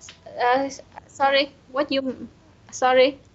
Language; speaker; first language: English; non-native, learner; Vietnamese